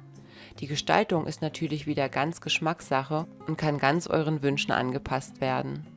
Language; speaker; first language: German; native; German